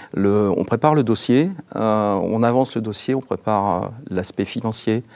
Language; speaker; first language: French; native; French